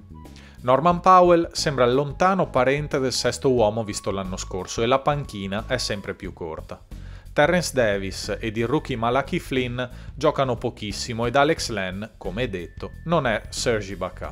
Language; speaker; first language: Italian; native; Italian